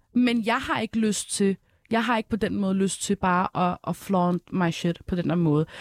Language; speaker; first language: Danish; early bilingual, other home language; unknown